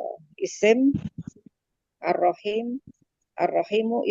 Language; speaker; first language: Arabic; non-native, learner; Indonesian